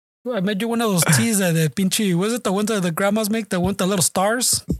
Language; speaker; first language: English; early bilingual, other home language; Spanish